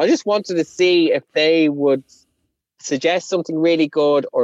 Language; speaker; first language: English; non-native, local second language; Irish